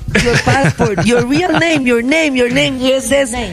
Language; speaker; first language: English; non-native, learner; Spanish